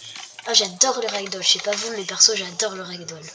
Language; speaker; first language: French; native; French